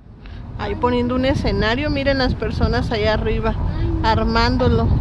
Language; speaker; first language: Spanish; native; Spanish